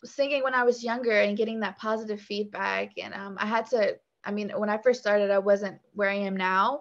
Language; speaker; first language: English; native; English